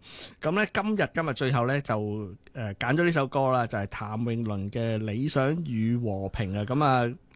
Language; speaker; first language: Cantonese; native; Cantonese